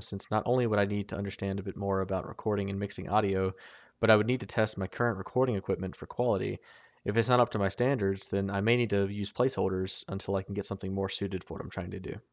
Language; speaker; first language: English; native; English